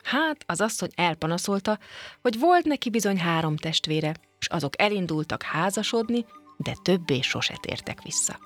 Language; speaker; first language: Hungarian; native; Hungarian